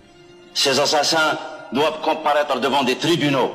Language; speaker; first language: French; non-native, local second language; Kabyle